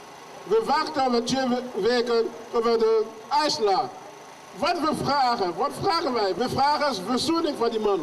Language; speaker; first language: Dutch; non-native, learner; French